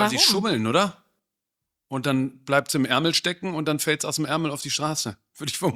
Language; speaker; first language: German; native; German